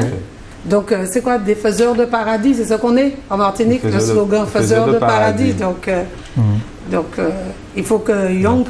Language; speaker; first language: French; native; French